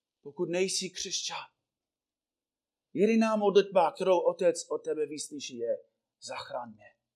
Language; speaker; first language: Czech; non-native, fluent; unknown